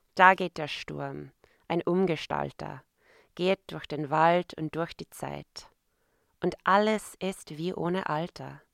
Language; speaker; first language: German; non-native, fluent; English